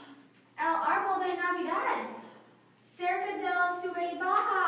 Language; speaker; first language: Spanish; non-native, learner; English